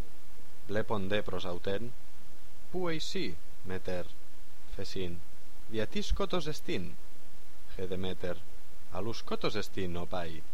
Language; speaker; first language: Greek; non-native, fluent; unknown